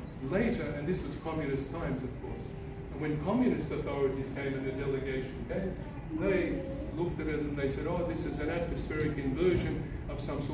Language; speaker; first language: English; early bilingual, other home language; Russian